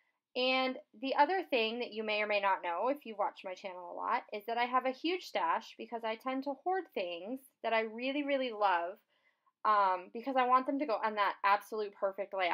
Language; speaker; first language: English; native; English